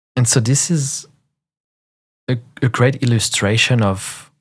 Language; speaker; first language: English; non-native, fluent; French